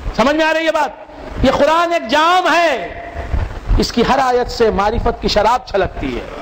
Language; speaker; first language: Urdu; native; Urdu